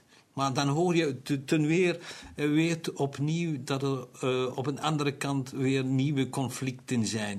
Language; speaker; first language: Dutch; non-native, local second language; German